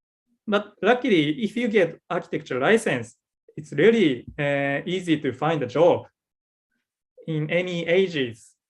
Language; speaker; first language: English; non-native, learner; Japanese